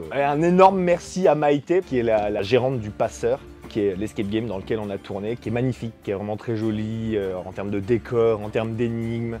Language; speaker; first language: French; native; French